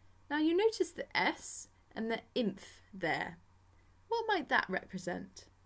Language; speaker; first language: English; native; English